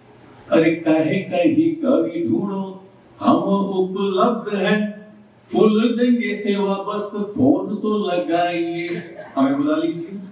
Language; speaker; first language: Hindi; native; Hindi